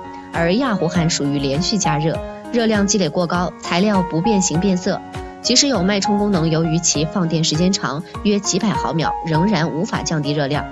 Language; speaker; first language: Chinese; native; Chinese